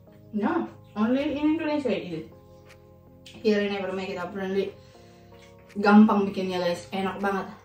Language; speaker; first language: English; non-native, learner; Indonesian